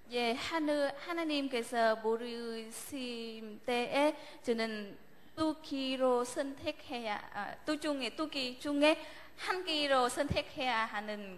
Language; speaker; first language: Korean; non-native, learner; Vietnamese